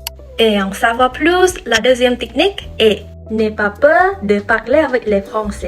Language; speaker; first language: French; non-native, learner; Khmer